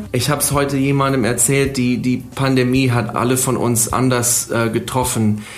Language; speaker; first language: German; non-native, fluent; English